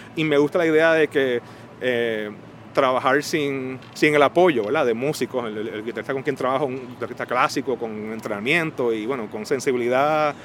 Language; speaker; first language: Spanish; early bilingual, heritage; Spanish